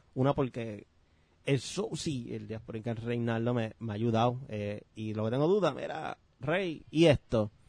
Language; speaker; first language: Spanish; native; Spanish